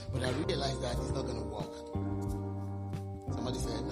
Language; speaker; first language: English; non-native, local second language; Yoruba